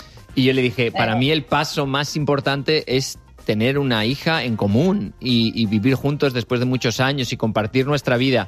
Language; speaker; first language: Spanish; native; Spanish